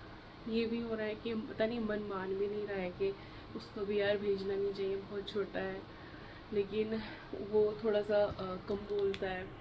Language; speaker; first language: Hindi; native; Hindi